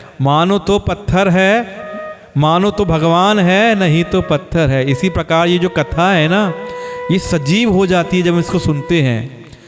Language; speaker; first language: Hindi; native; Hindi